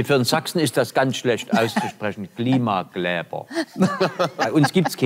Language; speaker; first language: German; native; German